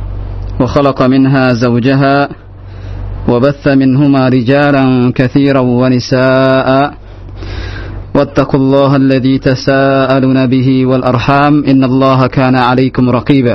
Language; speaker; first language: Arabic; non-native, fluent; Indonesian